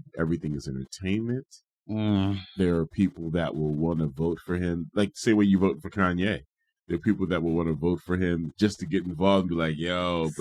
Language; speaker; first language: English; native; English